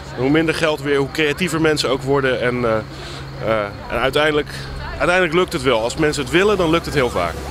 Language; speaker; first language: Dutch; native; Dutch